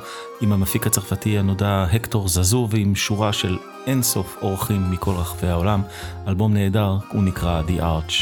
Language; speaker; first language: Hebrew; native; Hebrew